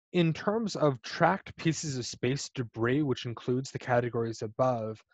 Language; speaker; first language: English; native; English